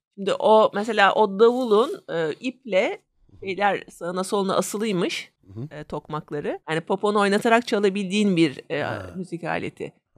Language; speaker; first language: Turkish; native; Turkish